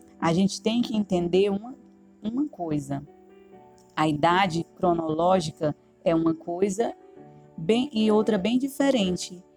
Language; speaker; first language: Portuguese; native; Portuguese